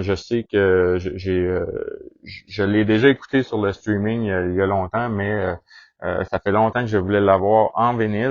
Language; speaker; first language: French; native; French